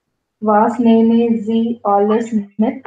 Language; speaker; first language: German; non-native, learner; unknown